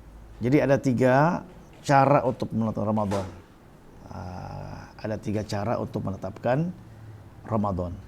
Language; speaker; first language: Indonesian; native; Indonesian